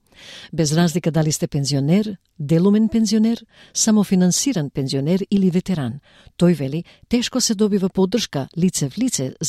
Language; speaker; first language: Macedonian; native; Macedonian